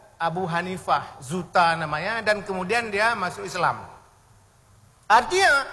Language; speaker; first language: Indonesian; non-native, local second language; Achinese